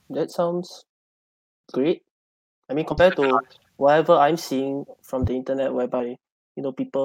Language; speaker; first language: English; non-native, local second language; Chinese